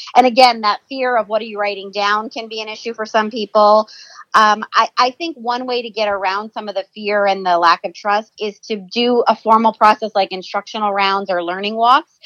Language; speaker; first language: English; native; English